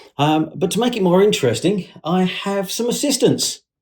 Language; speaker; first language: English; native; English